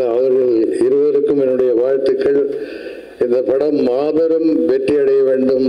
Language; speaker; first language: Tamil; native; Tamil